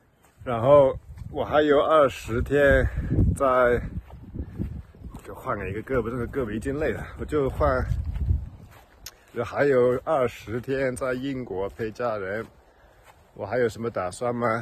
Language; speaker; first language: Chinese; non-native, fluent; English